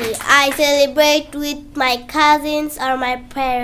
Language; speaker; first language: English; non-native, learner; Bangla